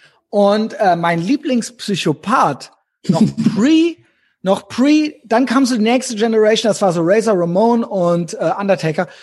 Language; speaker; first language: German; native; German